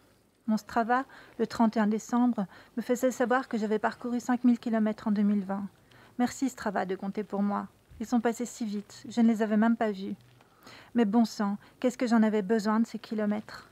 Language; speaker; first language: French; native; French